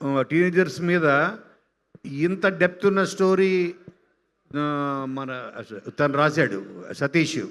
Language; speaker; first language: Telugu; native; Telugu